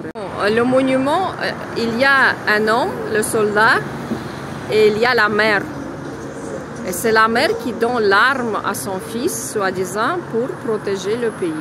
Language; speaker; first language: French; non-native, fluent; Russian